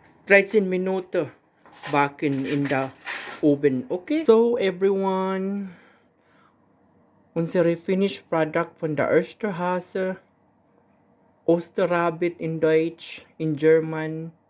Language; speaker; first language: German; non-native, learner; Cebuano